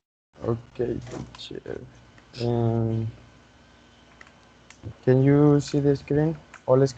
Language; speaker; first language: English; non-native, learner; Spanish